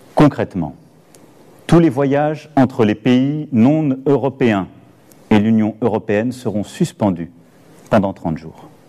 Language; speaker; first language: French; native; French